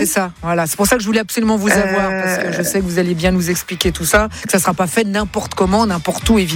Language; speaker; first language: French; native; French